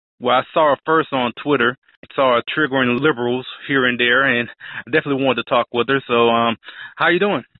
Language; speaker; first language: English; native; English